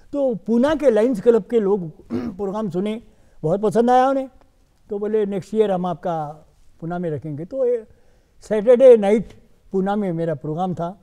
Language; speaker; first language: Hindi; non-native, local second language; Urdu